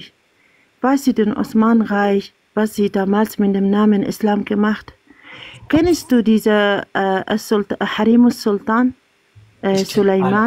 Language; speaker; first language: German; non-native, learner; Arabic